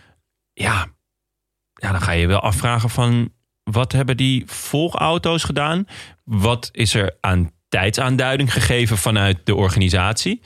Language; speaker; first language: Dutch; native; Dutch